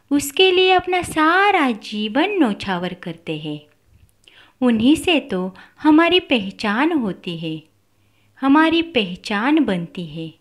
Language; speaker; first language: Hindi; non-native, local second language; Marathi